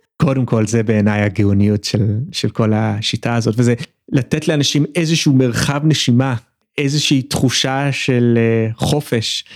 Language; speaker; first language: Hebrew; early bilingual, other home language; English